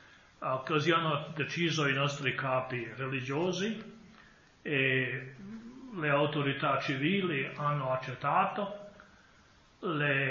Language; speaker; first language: Italian; non-native, fluent; Croatian